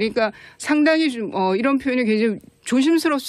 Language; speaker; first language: Korean; native; Korean